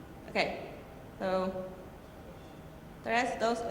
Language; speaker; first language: Spanish; non-native, learner; English